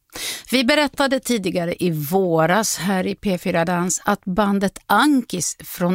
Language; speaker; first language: Swedish; native; Swedish